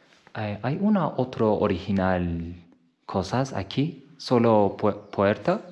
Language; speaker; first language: Spanish; non-native, learner; Turkish